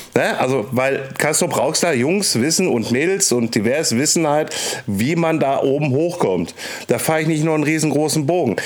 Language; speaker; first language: German; native; German